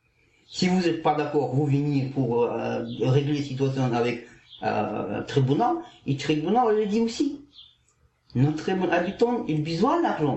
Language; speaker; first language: French; non-native, learner; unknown